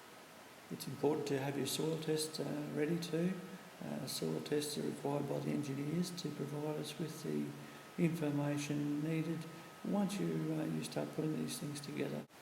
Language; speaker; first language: English; native; English